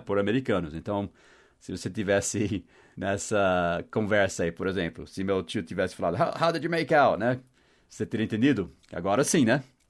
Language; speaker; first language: Portuguese; non-native, fluent; English